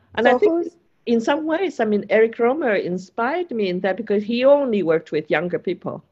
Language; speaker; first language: English; non-native, local second language; Cantonese